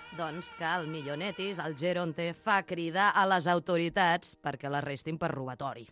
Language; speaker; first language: Catalan; early bilingual, other home language; Spanish